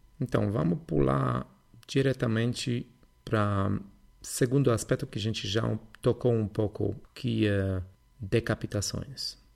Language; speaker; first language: Portuguese; non-native, fluent; Polish